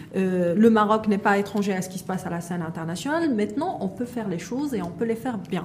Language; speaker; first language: French; non-native, local second language; Arabic